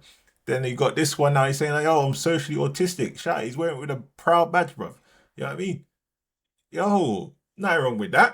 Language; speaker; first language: English; native; English